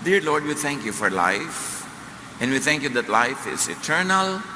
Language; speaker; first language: English; non-native, local second language; Filipino